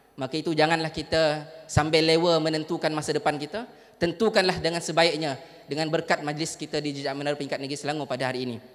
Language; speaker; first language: Malay; native; Malay